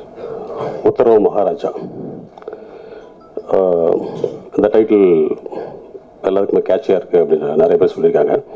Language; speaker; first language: Tamil; native; Tamil